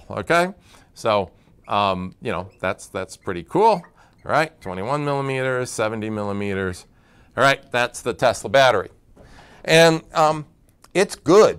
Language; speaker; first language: English; native; English